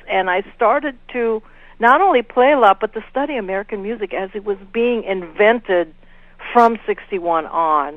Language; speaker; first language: English; native; English